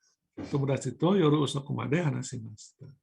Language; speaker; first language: Japanese; non-native, fluent; Indonesian